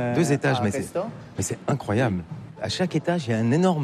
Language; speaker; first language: French; native; French